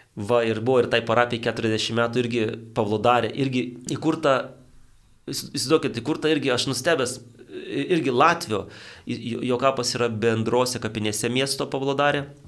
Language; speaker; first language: Lithuanian; native; Lithuanian